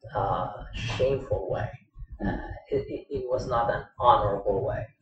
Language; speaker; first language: English; non-native, fluent; Arabic